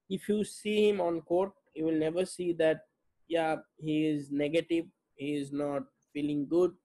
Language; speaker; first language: English; non-native, local second language; Bangla